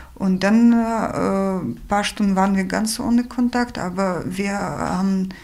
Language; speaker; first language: German; non-native, fluent; Ukrainian